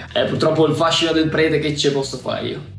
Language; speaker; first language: Italian; native; Italian